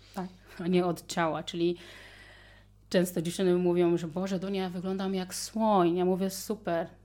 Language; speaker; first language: Polish; non-native, fluent; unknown